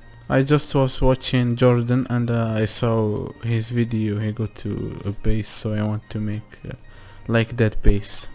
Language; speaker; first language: English; non-native, learner; Arabic